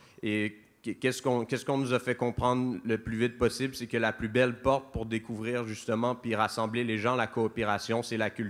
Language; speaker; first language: French; native; French